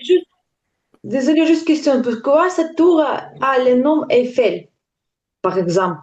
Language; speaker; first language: French; non-native, learner; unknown